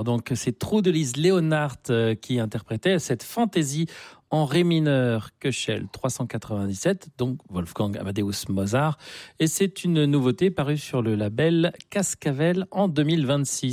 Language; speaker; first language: French; native; French